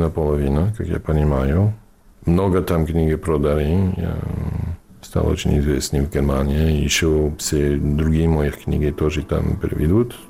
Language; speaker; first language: Russian; non-native, fluent; English